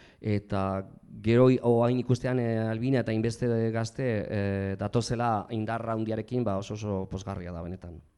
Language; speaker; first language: Basque; non-native, local second language; Spanish